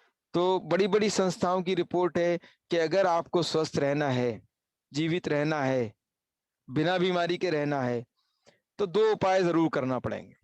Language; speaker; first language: Hindi; native; Hindi